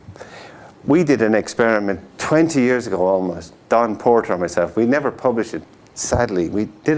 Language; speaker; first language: English; native; English